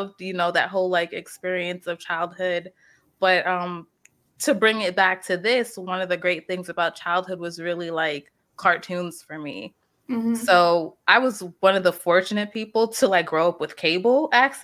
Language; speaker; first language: English; native; English